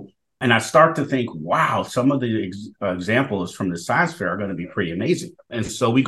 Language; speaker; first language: English; native; English